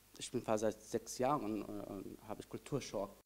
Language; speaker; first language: German; non-native, fluent; Kurdish